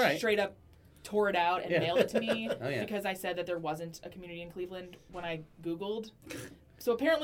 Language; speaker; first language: English; native; English